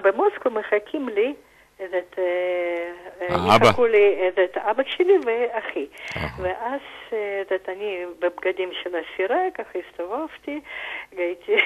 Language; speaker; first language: Hebrew; non-native, fluent; Russian